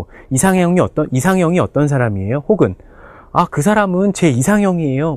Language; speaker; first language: Korean; native; Korean